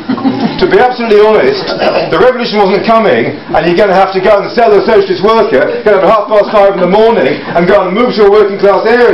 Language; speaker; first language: English; native; English